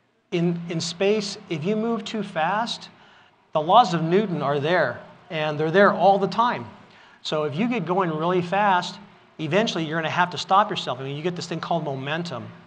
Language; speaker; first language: English; native; English